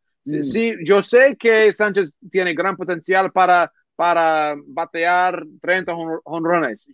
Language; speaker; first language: Spanish; non-native, learner; English